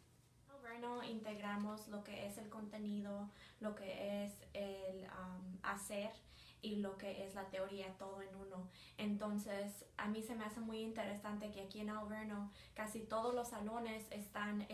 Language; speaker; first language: Spanish; early bilingual, heritage; Spanish